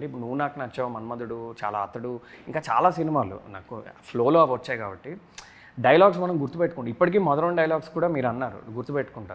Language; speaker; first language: Telugu; native; Telugu